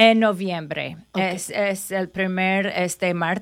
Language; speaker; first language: Spanish; non-native, fluent; English